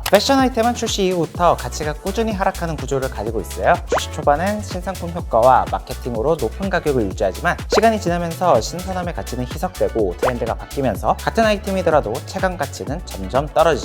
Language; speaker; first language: Korean; native; Korean